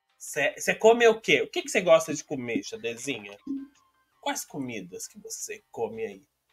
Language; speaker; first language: Portuguese; native; Portuguese